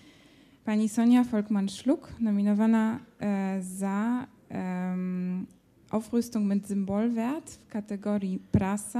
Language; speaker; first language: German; non-native, fluent; Polish